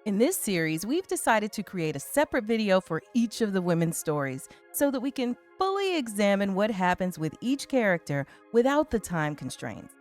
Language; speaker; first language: English; native; English